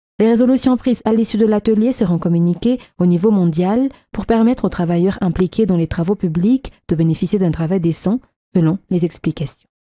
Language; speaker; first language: French; non-native, local second language; Malagasy